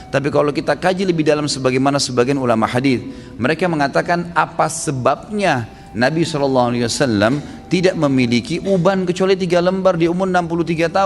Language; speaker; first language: Indonesian; native; Indonesian